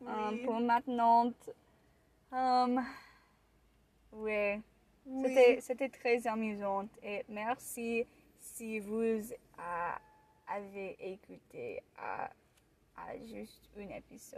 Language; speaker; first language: French; non-native, learner; English